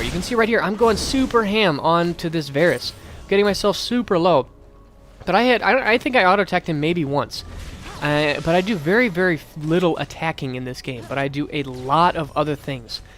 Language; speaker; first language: English; native; English